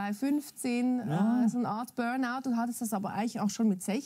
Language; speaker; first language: German; native; German